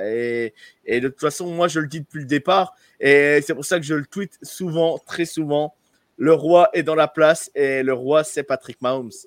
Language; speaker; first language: French; native; French